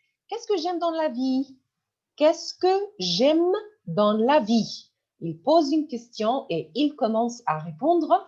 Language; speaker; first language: French; non-native, fluent; Arabic